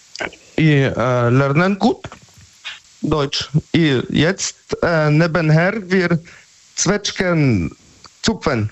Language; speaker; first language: German; non-native, learner; Polish